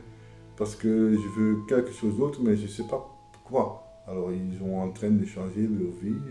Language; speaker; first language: French; non-native, fluent; Dutch